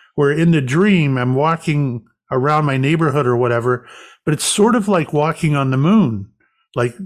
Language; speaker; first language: English; native; English